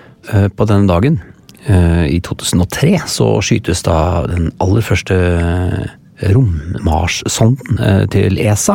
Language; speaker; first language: Norwegian; native; Norwegian